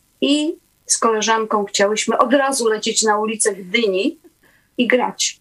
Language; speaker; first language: Polish; native; Polish